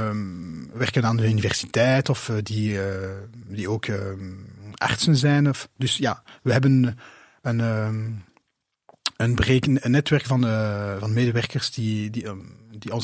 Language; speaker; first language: Dutch; non-native, local second language; French